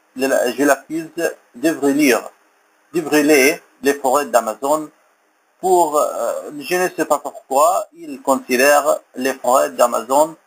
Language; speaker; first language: French; non-native, learner; Arabic